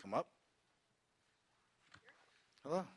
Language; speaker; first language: English; native; English